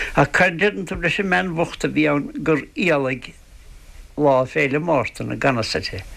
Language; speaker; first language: Irish; native; Irish